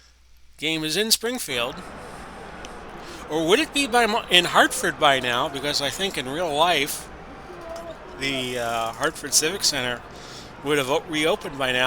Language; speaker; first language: English; native; English